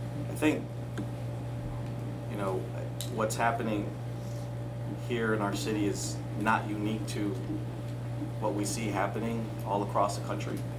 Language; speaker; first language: English; early bilingual, other home language; Spanish